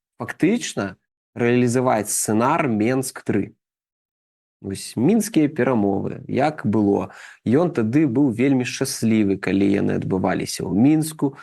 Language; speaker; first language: Belarusian; native; Belarusian